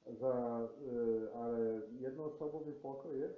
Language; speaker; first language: Polish; non-native, learner; Serbian